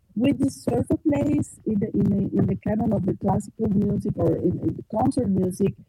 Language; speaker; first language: English; non-native, fluent; Spanish